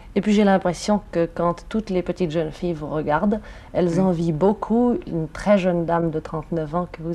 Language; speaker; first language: French; native; French